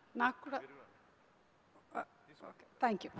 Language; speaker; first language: Telugu; native; Telugu